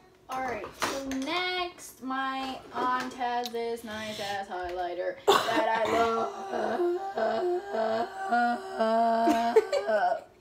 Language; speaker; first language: English; early bilingual, other home language; Spanish